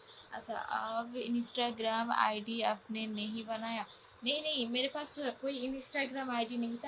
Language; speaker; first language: Hindi; non-native, fluent; Bangla